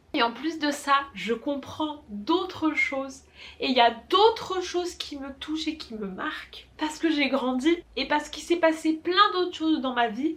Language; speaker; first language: French; native; French